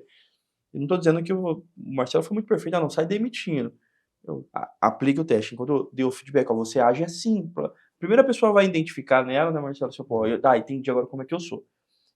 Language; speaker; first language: Portuguese; native; Portuguese